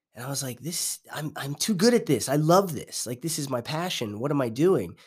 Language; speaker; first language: English; native; English